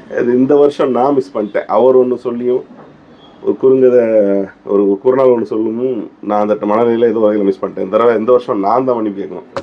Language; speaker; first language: Tamil; native; Tamil